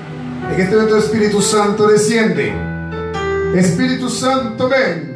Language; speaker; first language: Spanish; native; Spanish